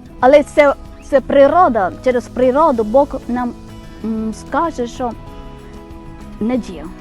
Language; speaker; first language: Ukrainian; non-native, fluent; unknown